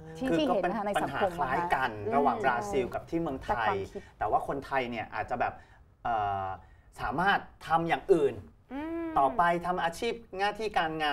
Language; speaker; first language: Thai; native; Thai